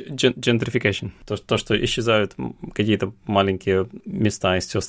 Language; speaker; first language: Russian; native; Russian